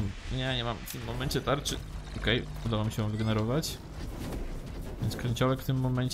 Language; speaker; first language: Polish; native; Polish